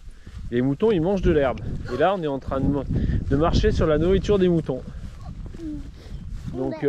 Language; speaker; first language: French; native; French